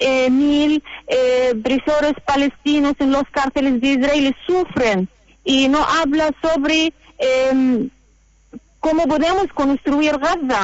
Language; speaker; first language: Spanish; non-native, learner; Arabic